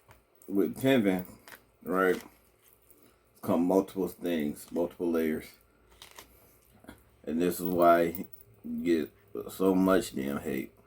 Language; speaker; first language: English; native; English